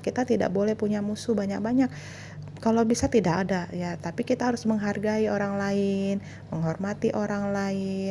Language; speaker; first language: Indonesian; native; Indonesian